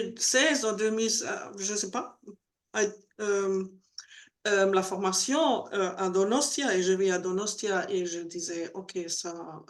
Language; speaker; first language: French; non-native, learner; Spanish